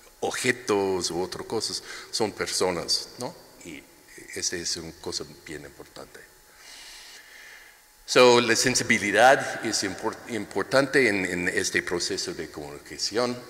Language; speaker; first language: Spanish; non-native, learner; English